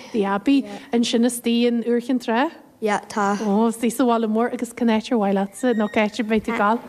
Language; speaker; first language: Irish; native; Irish